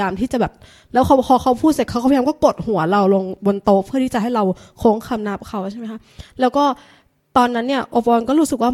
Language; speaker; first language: Thai; native; Thai